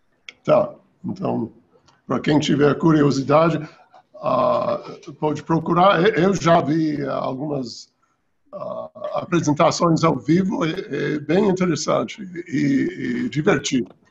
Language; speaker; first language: Portuguese; non-native, fluent; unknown